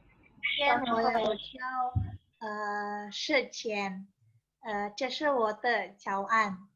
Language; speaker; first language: Chinese; non-native, learner; Indonesian